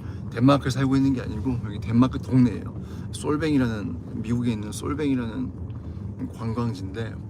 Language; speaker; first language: Korean; native; Korean